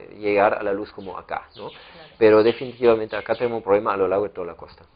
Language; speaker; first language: Spanish; non-native, fluent; German